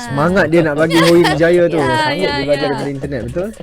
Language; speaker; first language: Malay; native; Malay